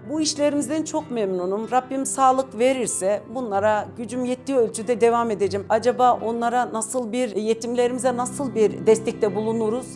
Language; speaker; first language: Turkish; native; Turkish